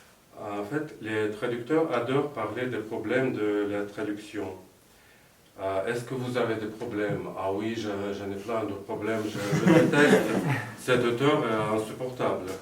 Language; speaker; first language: French; non-native, fluent; Russian